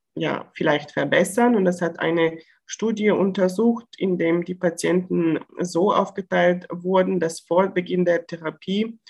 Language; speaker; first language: German; non-native, fluent; Bulgarian